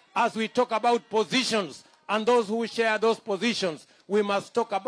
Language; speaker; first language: English; non-native, local second language; Kalenjin